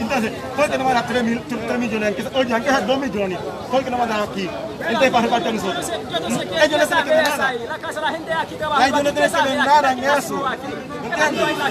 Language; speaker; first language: Spanish; non-native, fluent; Haitian Creole